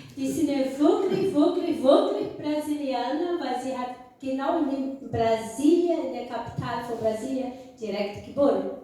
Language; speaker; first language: German; non-native, fluent; Portuguese